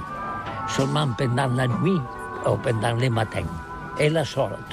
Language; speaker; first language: French; non-native, learner; Catalan